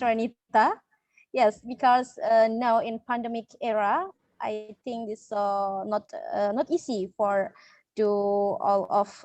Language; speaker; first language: English; non-native, learner; Indonesian